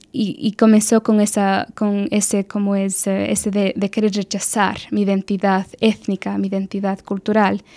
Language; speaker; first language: Spanish; early bilingual, heritage; Spanish